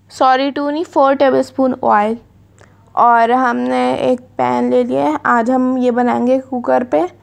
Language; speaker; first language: Urdu; native; Urdu